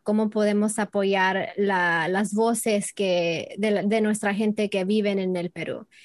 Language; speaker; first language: Spanish; early bilingual, heritage; English